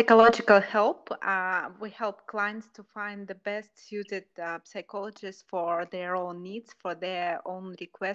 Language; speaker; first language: English; non-native, fluent; Kazakh